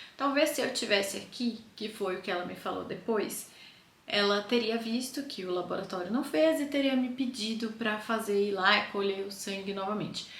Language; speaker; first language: Portuguese; native; Portuguese